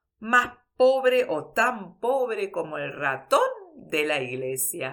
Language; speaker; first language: Spanish; early bilingual, heritage; Spanish